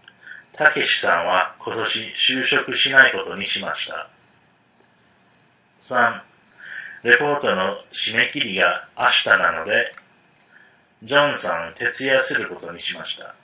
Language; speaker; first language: Japanese; non-native, fluent; English